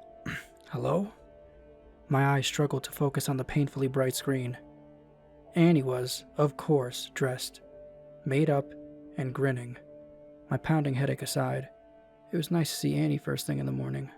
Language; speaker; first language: English; native; English